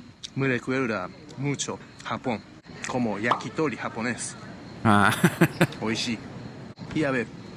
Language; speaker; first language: Spanish; non-native, fluent; Japanese